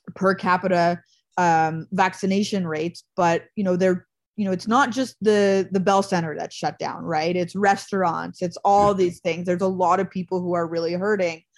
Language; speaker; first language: English; native; English